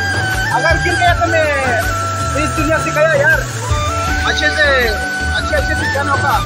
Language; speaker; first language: Hindi; non-native, local second language; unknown